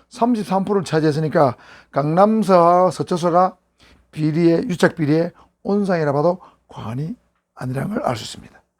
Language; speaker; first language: Korean; native; Korean